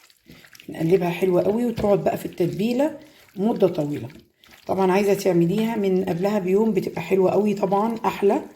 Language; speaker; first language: Arabic; native; Arabic